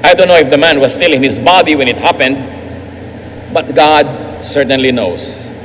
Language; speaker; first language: English; non-native, local second language; Filipino